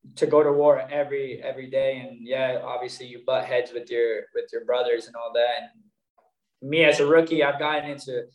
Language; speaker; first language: English; native; English